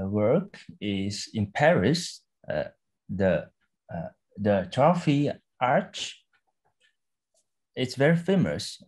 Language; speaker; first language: English; non-native, fluent; Chinese